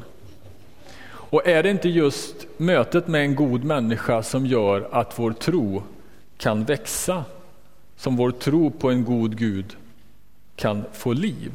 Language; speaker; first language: Swedish; native; Swedish